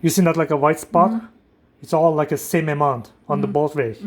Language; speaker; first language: English; non-native, learner; Turkish